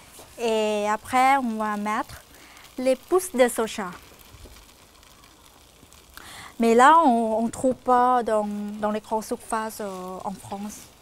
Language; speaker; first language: French; non-native, fluent; Thai